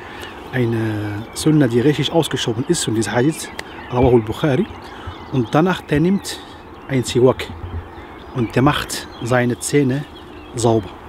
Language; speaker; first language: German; non-native, fluent; Arabic